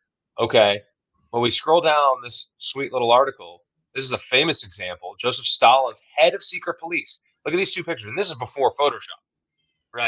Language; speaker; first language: English; native; English